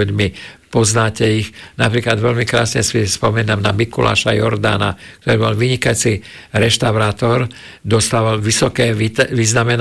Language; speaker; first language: Slovak; native; Slovak